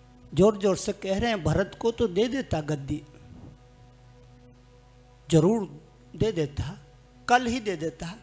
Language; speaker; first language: Hindi; native; Hindi